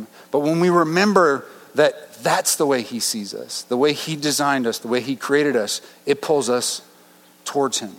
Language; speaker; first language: English; native; English